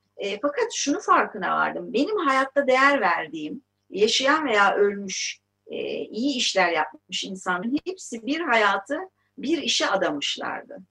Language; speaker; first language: Turkish; native; Turkish